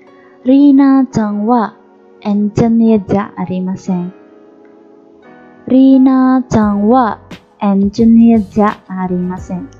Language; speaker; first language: Japanese; non-native, fluent; Khmer